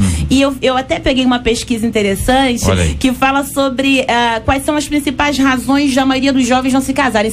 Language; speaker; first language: Portuguese; native; Portuguese